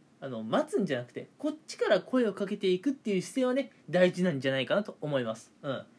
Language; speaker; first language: Japanese; native; Japanese